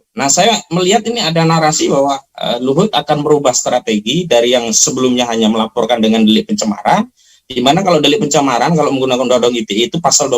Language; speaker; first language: Indonesian; native; Indonesian